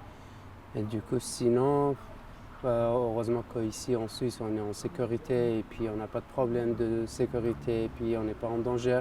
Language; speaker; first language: French; non-native, fluent; Persian